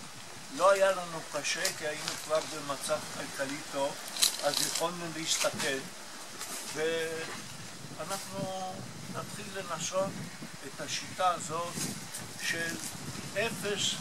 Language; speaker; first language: Hebrew; non-native, fluent; Italian